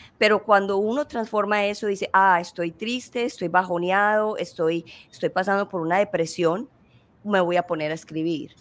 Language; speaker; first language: Spanish; native; Spanish